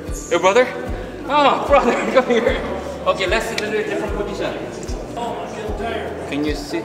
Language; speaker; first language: English; non-native, learner; Korean